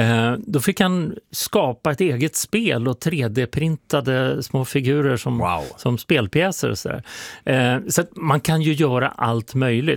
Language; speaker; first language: Swedish; native; Swedish